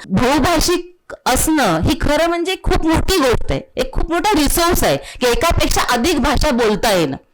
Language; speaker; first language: Marathi; native; Marathi